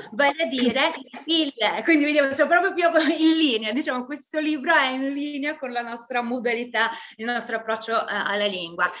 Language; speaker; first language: Italian; native; Italian